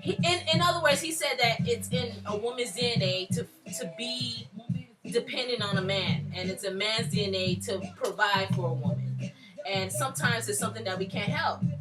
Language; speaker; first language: English; early bilingual, other home language; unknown